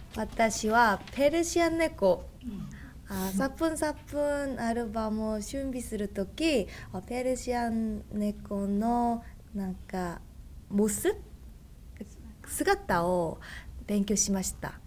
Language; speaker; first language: Japanese; non-native, learner; Korean